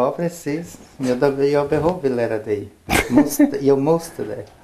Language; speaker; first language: Swedish; non-native, learner; Portuguese